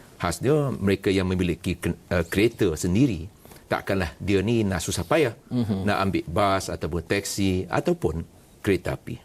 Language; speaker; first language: Malay; non-native, local second language; Chinese